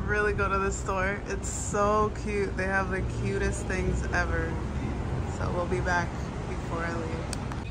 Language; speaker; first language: English; early bilingual, other home language; Spanish